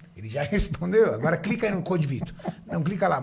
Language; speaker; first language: Portuguese; native; Portuguese